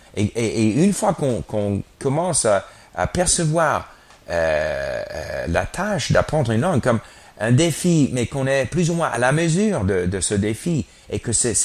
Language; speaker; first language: French; non-native, fluent; English